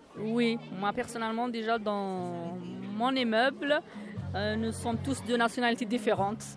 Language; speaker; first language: French; non-native, local second language; Kabyle